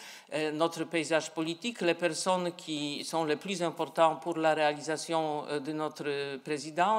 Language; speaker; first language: French; non-native, fluent; Polish